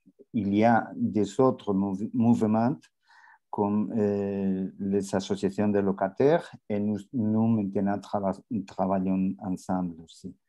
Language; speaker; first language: French; non-native, learner; Spanish